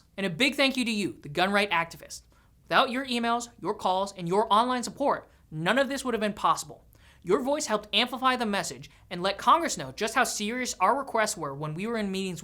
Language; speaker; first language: English; native; English